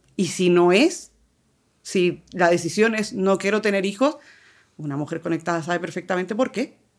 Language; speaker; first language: Spanish; native; Spanish